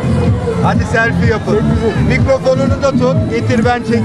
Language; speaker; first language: Turkish; native; Turkish